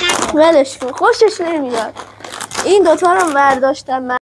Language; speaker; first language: Persian; native; Persian